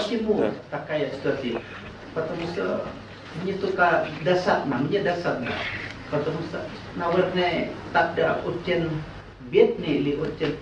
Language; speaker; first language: Russian; non-native, learner; Indonesian